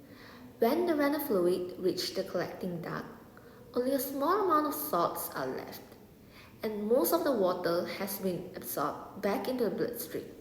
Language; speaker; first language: English; non-native, local second language; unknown